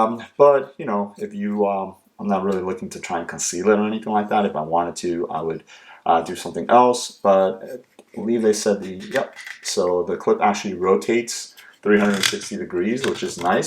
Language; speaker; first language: English; native; English